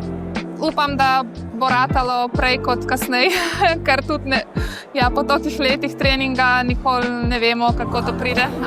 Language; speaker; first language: Slovenian; non-native, fluent; Polish